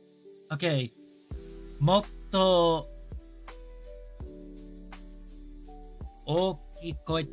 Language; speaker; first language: Japanese; non-native, learner; English